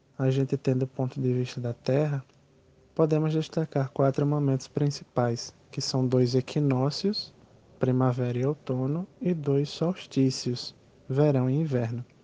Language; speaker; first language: Portuguese; native; Portuguese